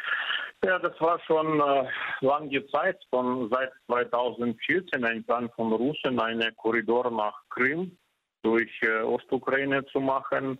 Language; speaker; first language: German; non-native, fluent; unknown